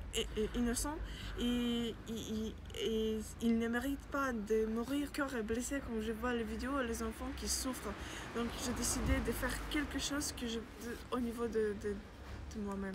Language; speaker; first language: French; non-native, learner; Ukrainian